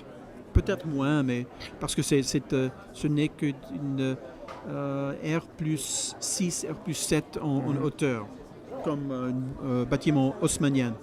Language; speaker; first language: French; non-native, fluent; English